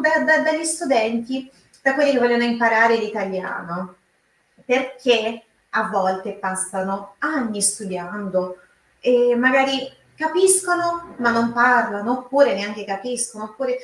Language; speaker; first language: Italian; non-native, fluent; Portuguese